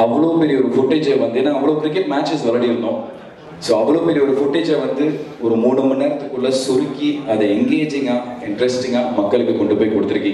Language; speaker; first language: Tamil; native; Tamil